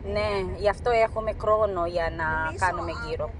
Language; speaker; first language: Greek; non-native, learner; Filipino